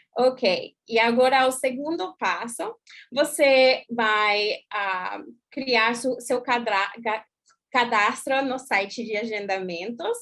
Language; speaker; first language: Portuguese; non-native, fluent; English